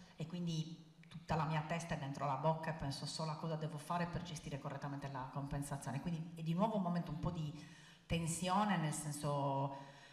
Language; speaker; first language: Italian; native; Italian